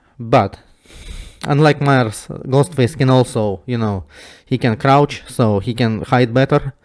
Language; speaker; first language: English; non-native, fluent; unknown